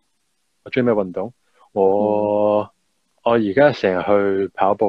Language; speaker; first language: Chinese; early bilingual, heritage; Cantonese